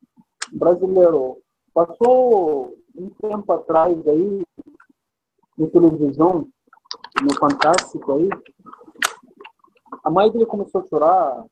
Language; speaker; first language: Portuguese; non-native, fluent; Arabic